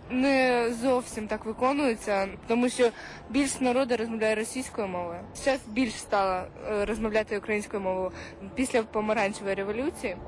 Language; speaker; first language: Ukrainian; non-native, local second language; Russian